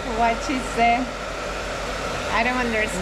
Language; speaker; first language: English; non-native, learner; Spanish